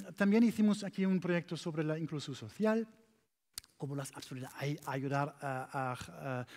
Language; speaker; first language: Spanish; non-native, fluent; German